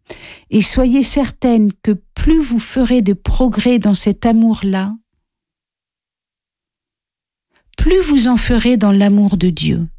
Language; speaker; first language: French; native; French